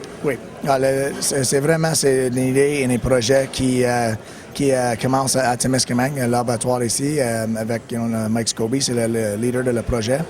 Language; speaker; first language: French; non-native, learner; English